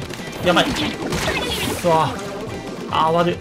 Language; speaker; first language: Japanese; native; Japanese